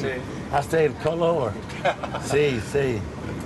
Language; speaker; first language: Spanish; non-native, learner; English